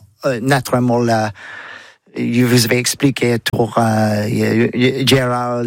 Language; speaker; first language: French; non-native, learner; English